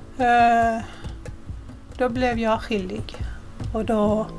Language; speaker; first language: Swedish; non-native, fluent; Persian